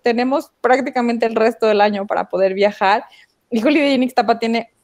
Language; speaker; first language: Spanish; native; Spanish